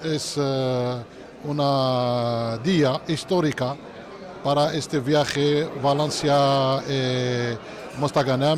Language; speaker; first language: Spanish; non-native, learner; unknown